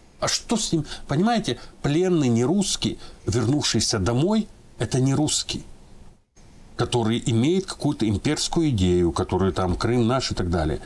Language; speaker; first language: Russian; non-native, local second language; Ingush